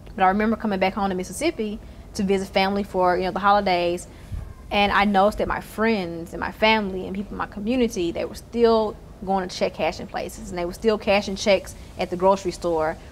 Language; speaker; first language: English; native; English